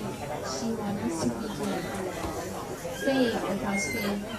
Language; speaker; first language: English; non-native, learner; Thai